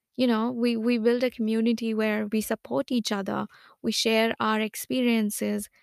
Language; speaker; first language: English; non-native, local second language; Hindi